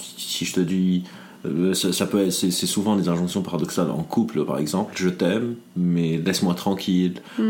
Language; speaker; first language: French; non-native, local second language; Arabic